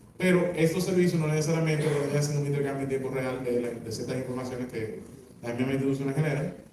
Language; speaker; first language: Spanish; native; Spanish